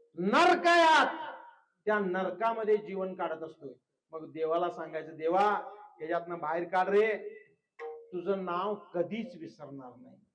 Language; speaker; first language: Marathi; non-native, local second language; Kannada